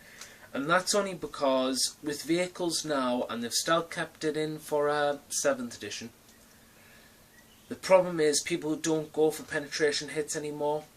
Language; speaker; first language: English; native; English